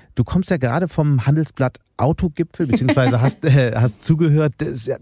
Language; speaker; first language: German; native; German